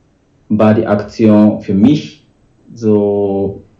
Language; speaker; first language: German; non-native, learner; Japanese